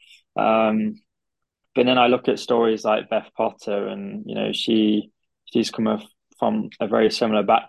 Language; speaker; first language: English; native; English